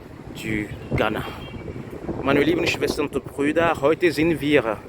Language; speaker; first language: German; non-native, fluent; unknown